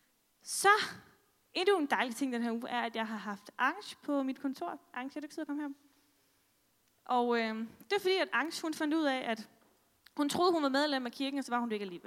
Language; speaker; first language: Danish; native; Danish